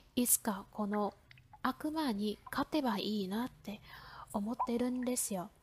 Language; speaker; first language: Japanese; non-native, fluent; Vietnamese